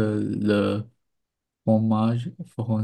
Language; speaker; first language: French; non-native, learner; Chinese